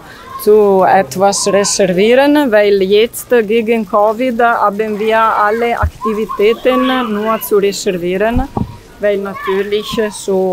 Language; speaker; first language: German; non-native, learner; Italian